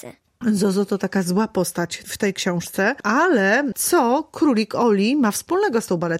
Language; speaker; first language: Polish; native; Polish